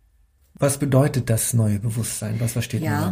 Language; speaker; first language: German; native; German